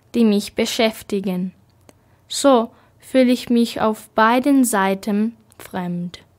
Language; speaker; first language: German; non-native, fluent; Spanish